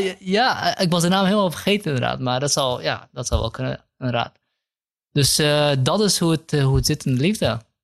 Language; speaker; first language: Dutch; early bilingual, other home language; Kurdish